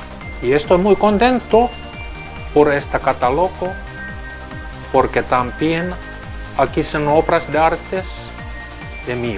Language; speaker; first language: Spanish; non-native, learner; Finnish